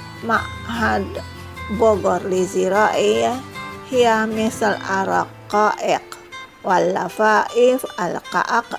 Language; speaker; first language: Arabic; non-native, fluent; Indonesian